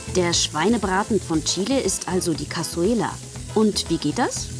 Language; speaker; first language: German; native; German